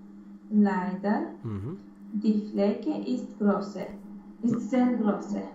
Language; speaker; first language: German; non-native, learner; Romanian